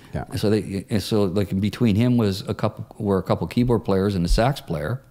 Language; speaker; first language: English; native; English